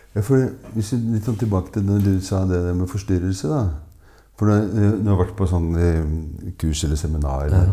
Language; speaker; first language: Norwegian; native; Norwegian